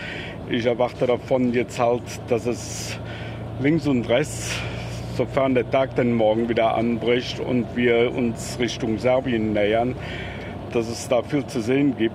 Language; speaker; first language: German; native; German